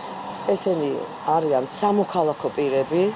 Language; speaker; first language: Georgian; native; Georgian